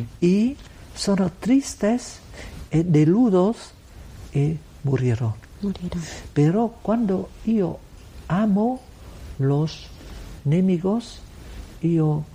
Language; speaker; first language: Spanish; non-native, learner; Vietnamese